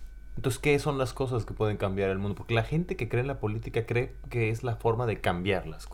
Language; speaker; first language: Spanish; native; Spanish